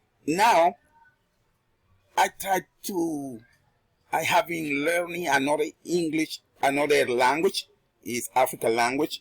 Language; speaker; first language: English; non-native, learner; Spanish